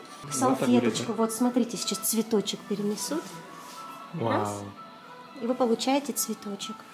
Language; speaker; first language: Russian; native; Russian